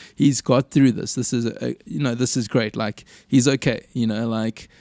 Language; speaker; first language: English; native; English